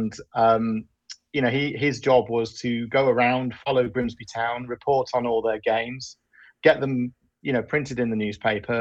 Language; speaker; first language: English; native; English